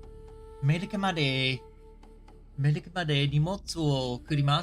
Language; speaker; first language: Japanese; non-native, learner; English